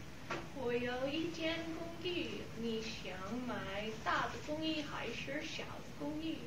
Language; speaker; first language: Chinese; non-native, learner; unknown